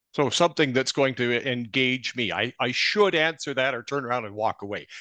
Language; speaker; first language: English; native; English